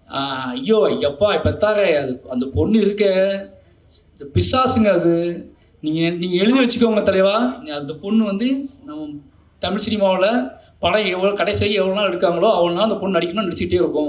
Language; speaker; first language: Tamil; native; Tamil